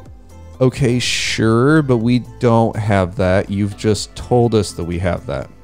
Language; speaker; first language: English; native; English